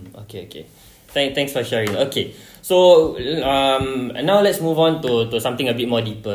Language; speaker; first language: English; non-native, local second language; Malay